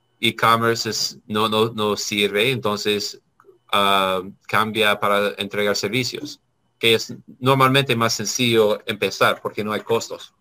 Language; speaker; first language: Spanish; non-native, learner; English